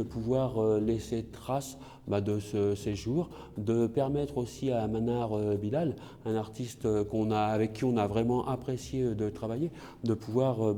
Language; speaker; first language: French; native; French